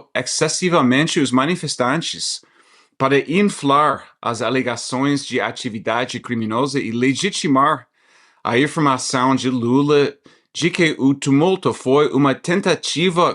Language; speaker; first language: Portuguese; non-native, fluent; English